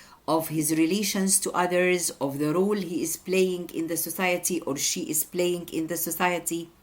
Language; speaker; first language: English; non-native, fluent; Arabic